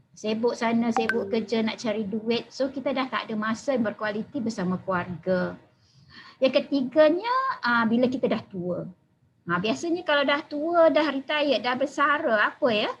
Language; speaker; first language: Malay; native; Malay